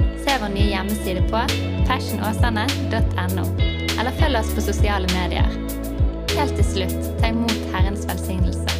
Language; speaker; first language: Norwegian; native; Norwegian